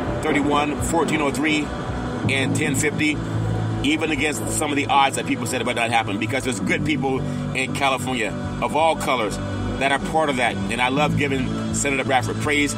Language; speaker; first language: English; native; English